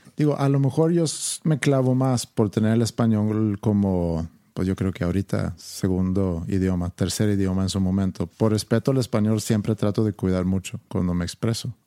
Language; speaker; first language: Spanish; non-native, fluent; Swedish